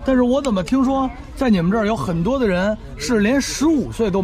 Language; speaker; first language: Chinese; native; Chinese